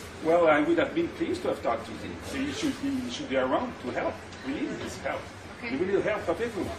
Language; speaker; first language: English; non-native, fluent; French